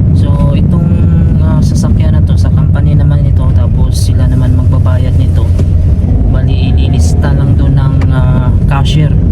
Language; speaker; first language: Filipino; native; Filipino